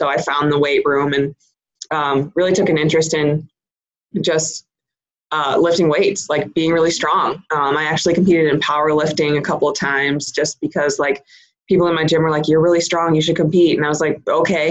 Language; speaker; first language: English; native; English